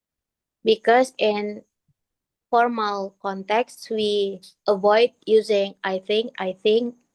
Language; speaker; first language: English; non-native, learner; Indonesian